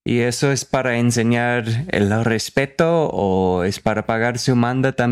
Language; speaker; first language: Spanish; non-native, fluent; English